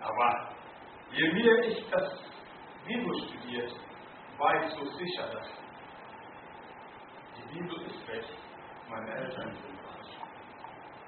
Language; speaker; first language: German; non-native, learner; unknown